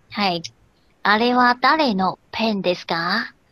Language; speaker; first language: Japanese; non-native, fluent; Chinese